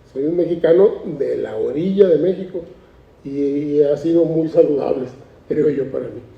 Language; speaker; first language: Spanish; native; Spanish